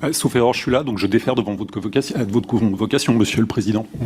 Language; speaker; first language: French; native; French